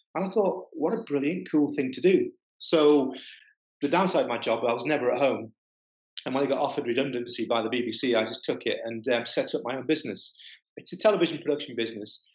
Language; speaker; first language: English; native; English